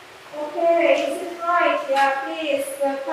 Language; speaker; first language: English; non-native, learner; Indonesian